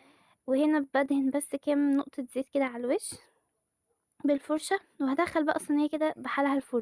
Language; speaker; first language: Arabic; native; Arabic